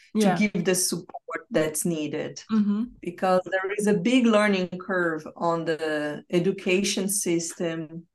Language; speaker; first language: English; non-native, fluent; Portuguese